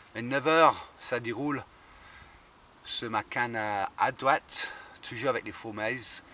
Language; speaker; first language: French; non-native, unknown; English